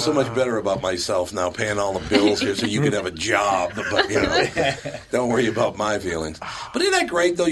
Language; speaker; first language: English; native; English